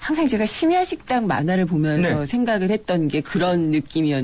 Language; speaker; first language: Korean; native; Korean